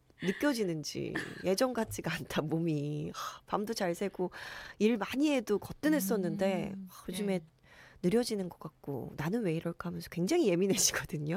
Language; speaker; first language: Korean; native; Korean